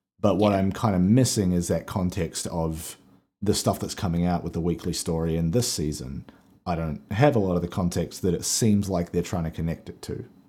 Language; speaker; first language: English; native; English